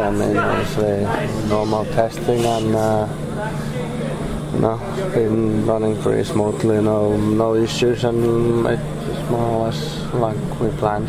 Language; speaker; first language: English; non-native, fluent; Finnish